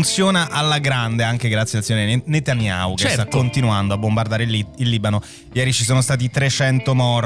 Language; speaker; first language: Italian; native; Italian